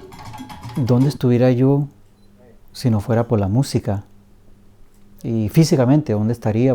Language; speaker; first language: Spanish; early bilingual, other home language; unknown